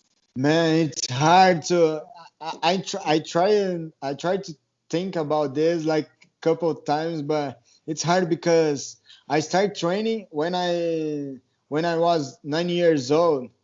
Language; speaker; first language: English; non-native, learner; Portuguese